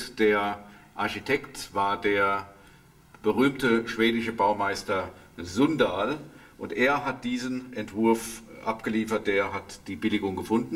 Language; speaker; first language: German; native; German